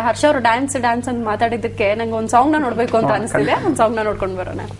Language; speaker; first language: Kannada; native; Kannada